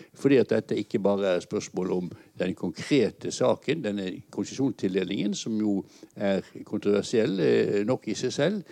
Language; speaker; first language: Norwegian; native; Norwegian